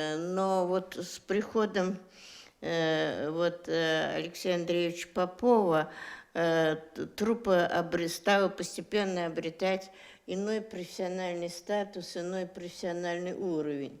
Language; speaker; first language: Russian; native; Russian